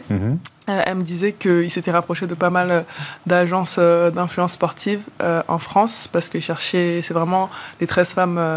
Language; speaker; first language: French; native; French